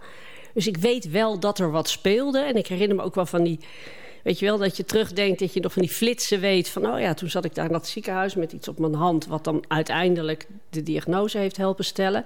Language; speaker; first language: Dutch; native; Dutch